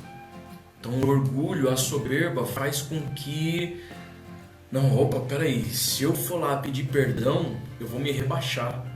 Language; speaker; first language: Portuguese; native; Portuguese